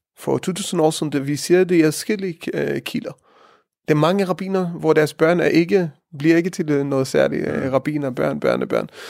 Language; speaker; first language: Danish; early bilingual, heritage; Danish